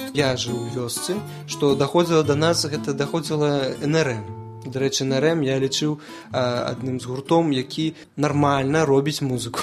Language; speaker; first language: Belarusian; non-native, local second language; Russian